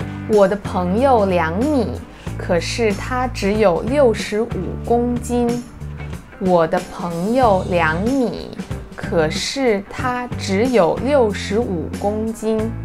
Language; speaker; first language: Chinese; native; Chinese